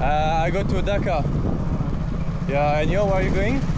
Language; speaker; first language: English; non-native, learner; French